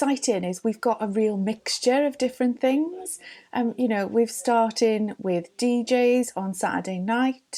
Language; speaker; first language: English; native; English